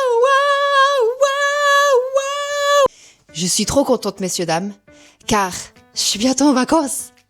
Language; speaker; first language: French; early bilingual, other home language; Portuguese